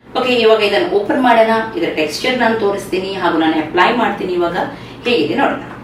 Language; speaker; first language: Kannada; native; Kannada